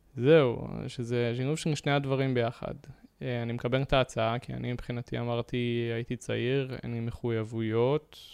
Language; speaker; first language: Hebrew; native; Hebrew